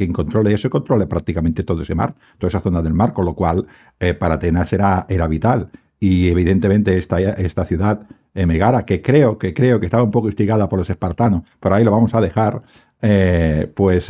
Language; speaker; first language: Spanish; native; Spanish